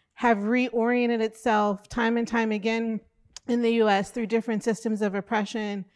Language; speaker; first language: English; native; English